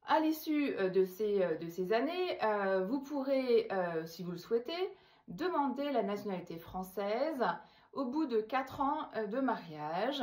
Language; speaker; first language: French; native; French